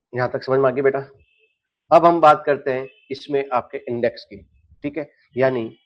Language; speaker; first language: Hindi; native; Hindi